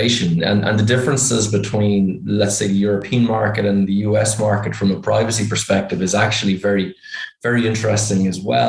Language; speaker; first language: English; native; English